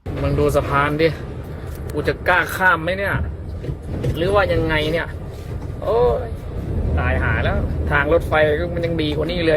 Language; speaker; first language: Thai; native; Thai